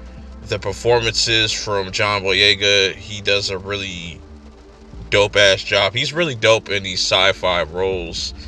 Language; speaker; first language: English; native; English